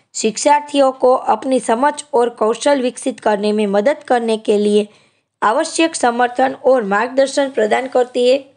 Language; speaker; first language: Hindi; non-native, local second language; Gujarati